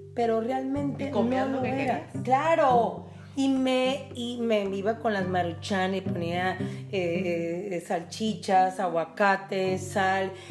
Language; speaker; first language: Spanish; native; Spanish